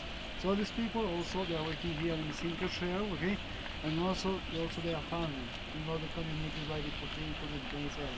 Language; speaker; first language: English; non-native, learner; Spanish